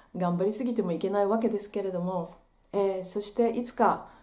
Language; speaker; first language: Japanese; native; Japanese